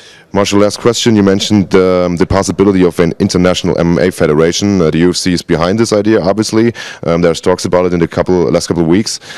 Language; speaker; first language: English; non-native, fluent; German